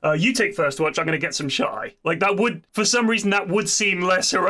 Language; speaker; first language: English; native; English